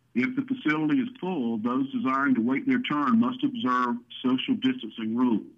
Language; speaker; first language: English; native; English